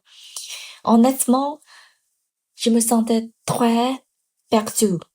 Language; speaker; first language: French; non-native, learner; Vietnamese